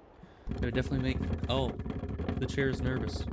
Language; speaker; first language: English; native; English